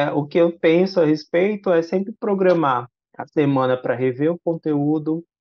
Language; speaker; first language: Portuguese; native; Portuguese